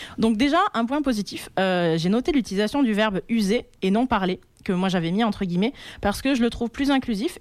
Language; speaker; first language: French; native; French